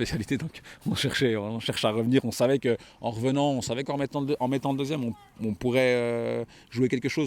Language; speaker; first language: French; native; French